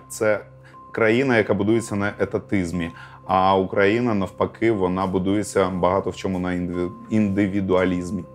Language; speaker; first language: Ukrainian; non-native, local second language; Russian